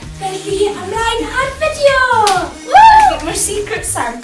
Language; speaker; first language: Welsh; non-native, local second language; English